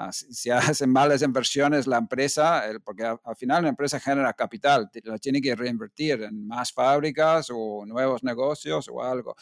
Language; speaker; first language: Spanish; non-native, fluent; English